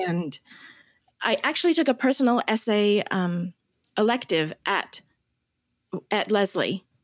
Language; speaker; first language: English; early bilingual, other home language; Chinese